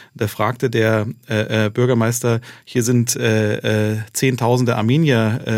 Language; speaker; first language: German; native; German